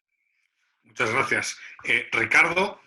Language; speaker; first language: Spanish; native; Spanish